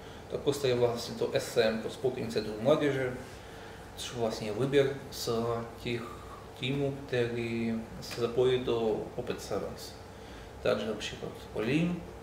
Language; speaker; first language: Czech; non-native, fluent; Russian